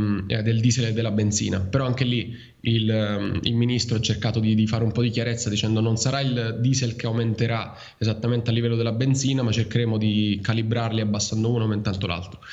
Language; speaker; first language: Italian; native; Italian